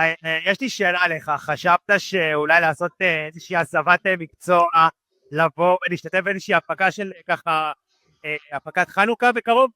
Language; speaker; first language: Hebrew; native; Hebrew